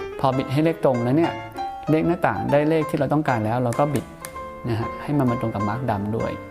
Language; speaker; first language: Thai; native; Thai